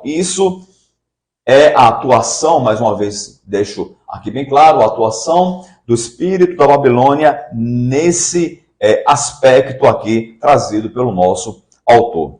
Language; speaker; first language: Portuguese; native; Portuguese